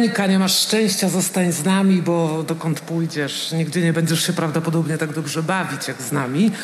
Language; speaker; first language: Polish; native; Polish